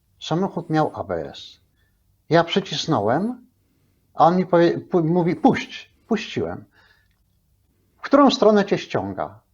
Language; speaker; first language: Polish; native; Polish